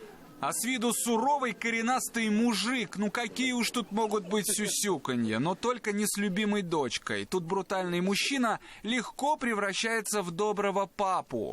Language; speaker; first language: Russian; native; Russian